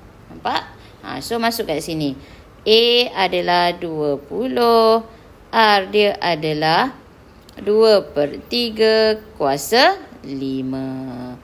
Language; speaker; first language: Malay; native; Malay